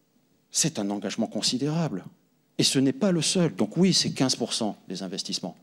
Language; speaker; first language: French; native; French